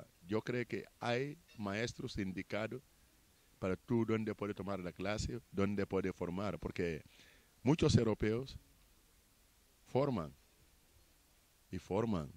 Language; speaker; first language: Spanish; non-native, fluent; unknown